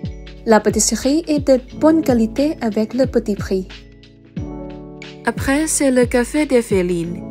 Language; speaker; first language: French; non-native, fluent; Thai